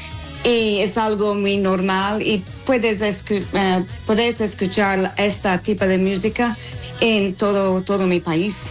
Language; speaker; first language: Spanish; non-native, learner; English